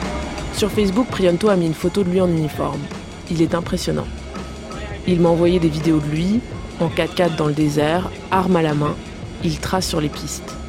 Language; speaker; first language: French; native; French